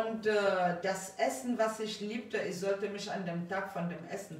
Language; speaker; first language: German; non-native, fluent; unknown